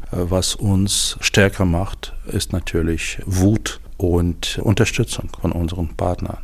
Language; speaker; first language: German; non-native, fluent; Ukrainian